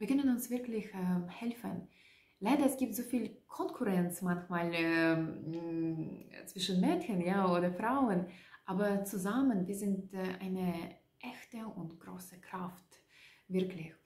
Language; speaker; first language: German; non-native, learner; Russian